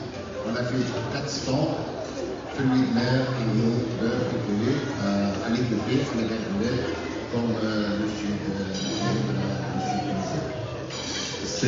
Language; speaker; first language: French; non-native, local second language; Arabic